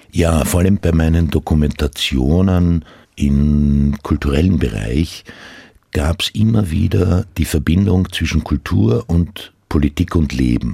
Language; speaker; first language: German; non-native, local second language; Croatian